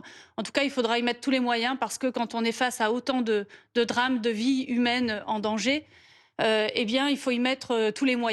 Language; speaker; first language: French; native; French